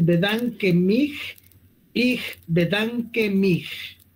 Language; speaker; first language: German; non-native, learner; Spanish